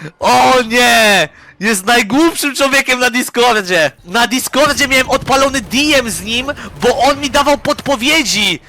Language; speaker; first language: Polish; native; Polish